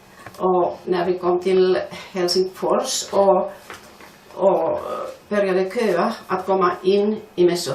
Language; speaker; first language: Swedish; non-native, fluent; Finnish